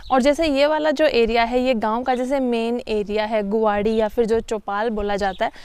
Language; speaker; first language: Hindi; native; Hindi